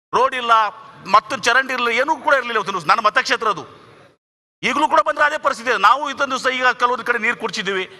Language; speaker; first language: Kannada; native; Kannada